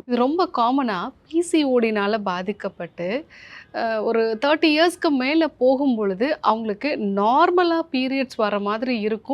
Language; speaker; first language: Tamil; native; Tamil